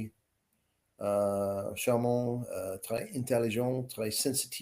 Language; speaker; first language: French; non-native, learner; English